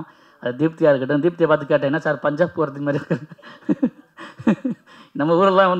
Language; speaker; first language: Tamil; native; Tamil